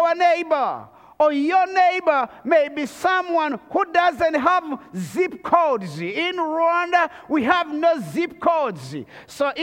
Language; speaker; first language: English; non-native, local second language; Kinyarwanda